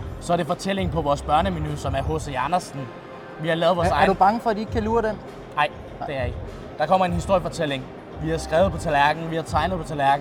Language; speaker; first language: Danish; native; Danish